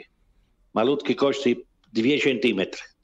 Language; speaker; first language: Polish; non-native, learner; Italian